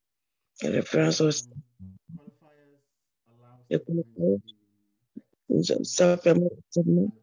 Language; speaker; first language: French; non-native, learner; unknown